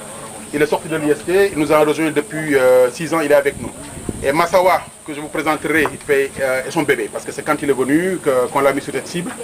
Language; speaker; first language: French; non-native, local second language; Wolof